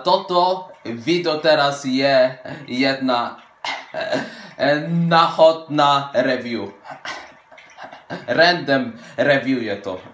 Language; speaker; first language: Slovak; early bilingual, heritage; Slovak